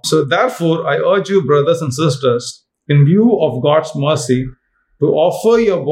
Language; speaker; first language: English; non-native, local second language; Tamil